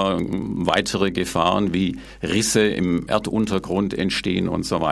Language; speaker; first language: German; native; German